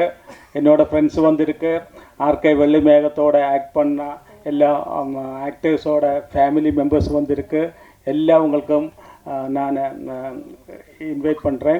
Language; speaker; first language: Tamil; non-native, learner; Malayalam